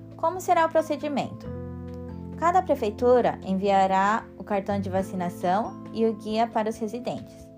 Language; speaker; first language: Portuguese; non-native, fluent; Japanese